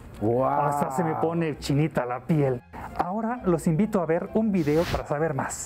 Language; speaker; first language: Spanish; native; Spanish